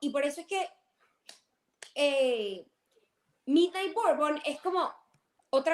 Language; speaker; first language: Spanish; native; Spanish